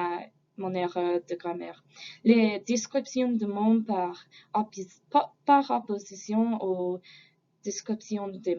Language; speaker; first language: French; non-native, fluent; English